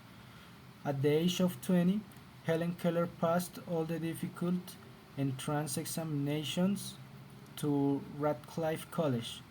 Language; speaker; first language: English; non-native, learner; Spanish